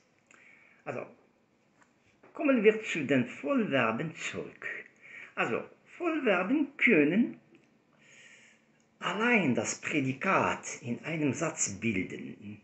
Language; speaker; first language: German; non-native, fluent; Arabic